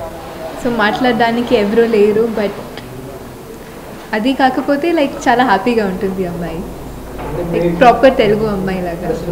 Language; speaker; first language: Telugu; non-native, fluent; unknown